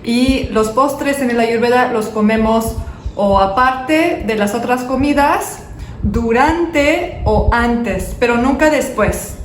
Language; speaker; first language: Spanish; non-native, fluent; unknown